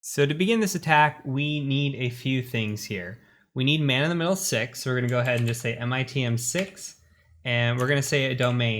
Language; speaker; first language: English; native; English